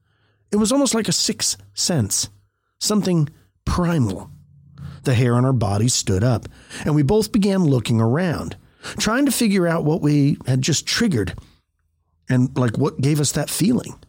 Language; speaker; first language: English; native; English